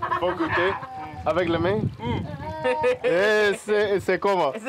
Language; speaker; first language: French; non-native, learner; English